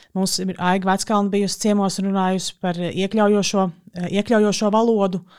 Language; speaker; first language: Latvian; native; Latvian